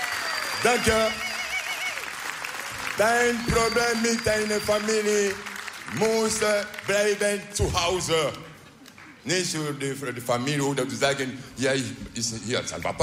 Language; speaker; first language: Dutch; non-native, learner; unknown